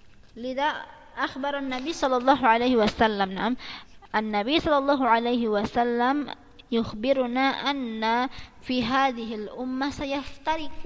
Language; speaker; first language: Arabic; non-native, fluent; Malay